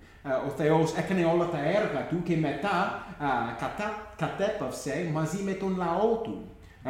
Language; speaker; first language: Greek; non-native, fluent; English